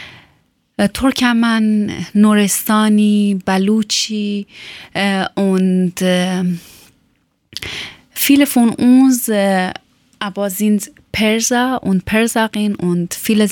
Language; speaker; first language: German; non-native, learner; Persian